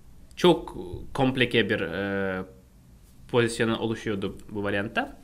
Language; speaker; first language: Turkish; non-native, fluent; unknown